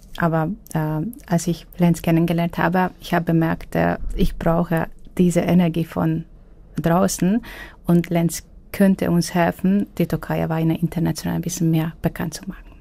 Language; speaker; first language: German; non-native, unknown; Hungarian